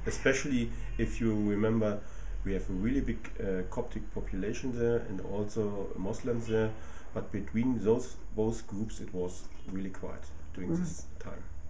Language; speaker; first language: English; non-native, fluent; German